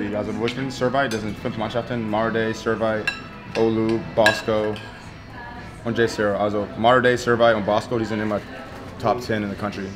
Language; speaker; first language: German; early bilingual, heritage; German